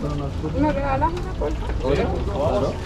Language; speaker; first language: Spanish; native; Spanish